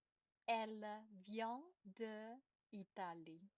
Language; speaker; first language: French; non-native, learner; Chinese